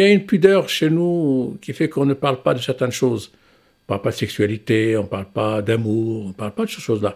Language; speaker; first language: French; non-native, local second language; Arabic